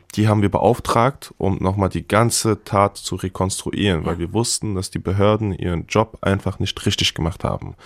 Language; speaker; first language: German; native; German